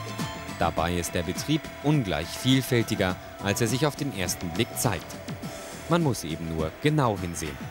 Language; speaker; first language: German; native; German